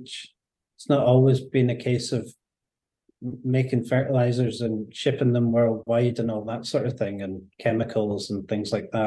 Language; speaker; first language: English; native; English